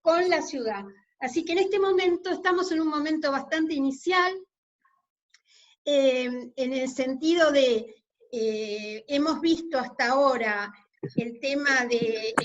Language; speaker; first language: Spanish; native; Spanish